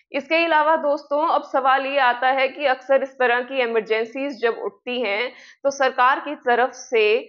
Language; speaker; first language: Hindi; non-native, local second language; Punjabi